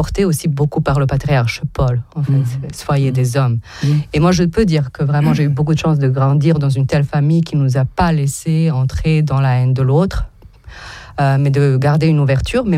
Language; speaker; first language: French; non-native, fluent; Serbian